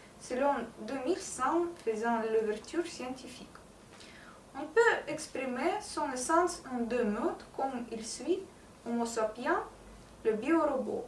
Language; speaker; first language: French; non-native, learner; Russian